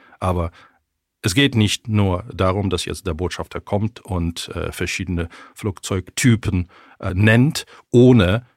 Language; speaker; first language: German; non-native, fluent; Ukrainian